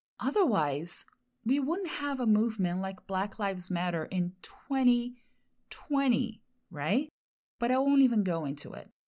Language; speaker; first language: English; non-native, fluent; Portuguese